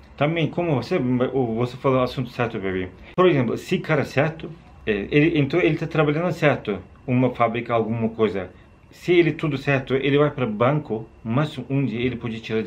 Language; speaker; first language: Portuguese; non-native, learner; Turkish